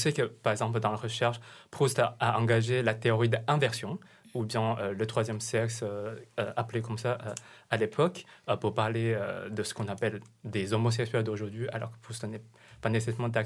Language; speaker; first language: French; non-native, fluent; Chinese